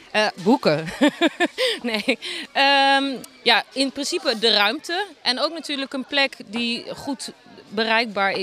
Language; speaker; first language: Dutch; native; Dutch